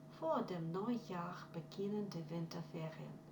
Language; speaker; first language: German; non-native, fluent; Ukrainian